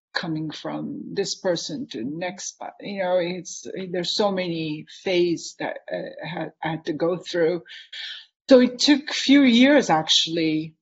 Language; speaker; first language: English; non-native, fluent; Japanese